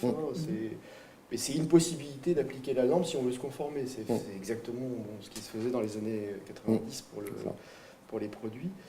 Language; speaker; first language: French; native; French